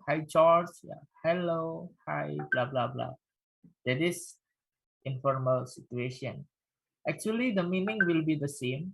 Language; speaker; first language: English; non-native, fluent; Indonesian